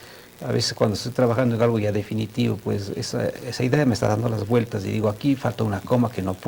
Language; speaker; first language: Spanish; native; Spanish